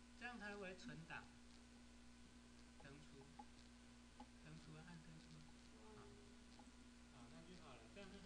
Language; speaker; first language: Chinese; native; Chinese